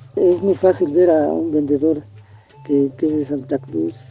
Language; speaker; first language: Spanish; native; Spanish